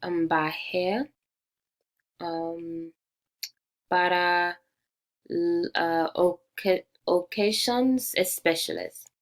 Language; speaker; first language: Spanish; non-native, learner; English